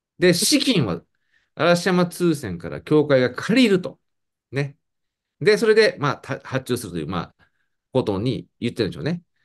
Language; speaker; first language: Japanese; native; Japanese